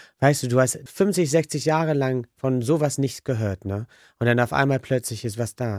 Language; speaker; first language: German; non-native, fluent; English